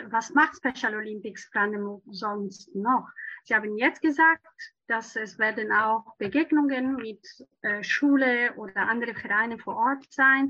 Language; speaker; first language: German; non-native, fluent; Italian